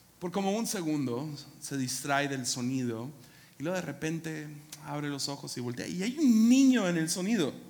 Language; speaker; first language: Spanish; non-native, fluent; English